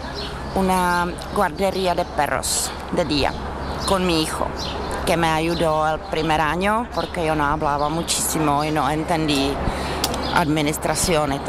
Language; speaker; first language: Spanish; non-native, fluent; Czech